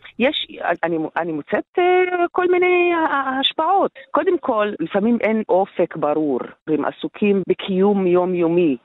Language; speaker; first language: Hebrew; non-native, local second language; Arabic